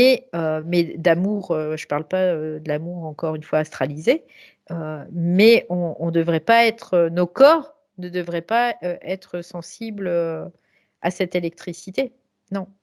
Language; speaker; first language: French; native; French